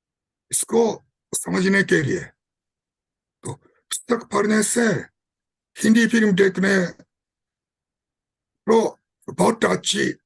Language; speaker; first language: Hindi; non-native, fluent; Japanese